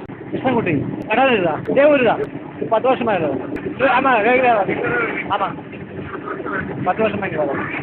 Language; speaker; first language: Tamil; native; Tamil